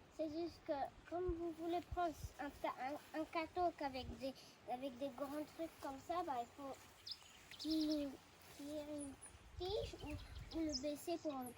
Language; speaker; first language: French; early bilingual, other home language; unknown